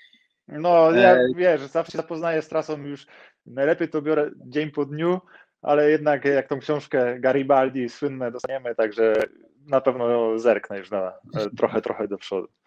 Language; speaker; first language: Polish; native; Polish